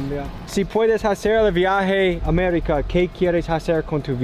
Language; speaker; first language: Spanish; non-native, learner; English